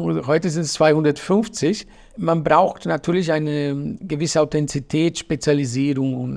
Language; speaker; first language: German; non-native, fluent; Portuguese